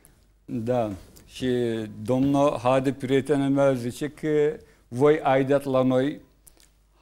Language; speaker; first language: Romanian; non-native, learner; Turkish